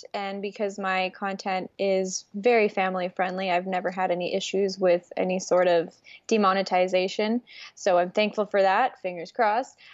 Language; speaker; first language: English; early bilingual, other home language; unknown